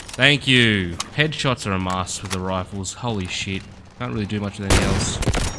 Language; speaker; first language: English; native; English